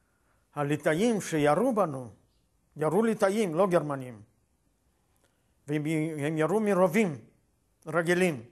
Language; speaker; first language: Hebrew; non-native, fluent; Yiddish